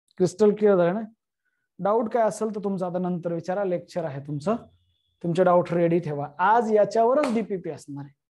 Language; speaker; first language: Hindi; non-native, local second language; Marathi